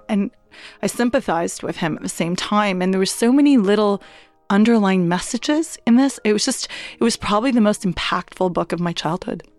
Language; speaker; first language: English; native; English